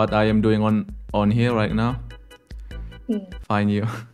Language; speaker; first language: English; non-native, learner; Indonesian